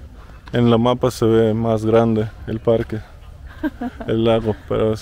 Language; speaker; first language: Spanish; non-native, fluent; Russian